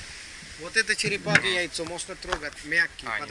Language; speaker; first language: Russian; non-native, learner; Sinhala